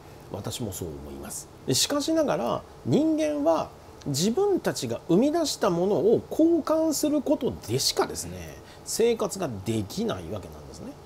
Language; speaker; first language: Japanese; native; Japanese